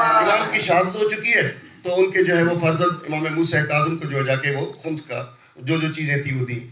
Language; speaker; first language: Urdu; non-native, local second language; Sindhi